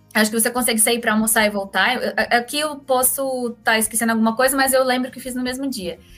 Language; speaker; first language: Portuguese; non-native, fluent; Russian